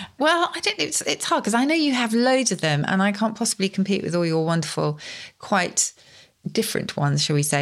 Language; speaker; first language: English; native; English